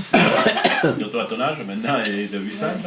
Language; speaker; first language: French; native; French